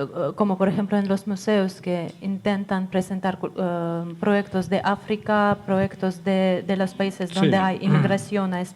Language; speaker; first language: Spanish; non-native, fluent; Russian